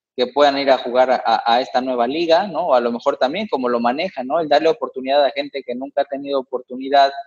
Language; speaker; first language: Spanish; native; Spanish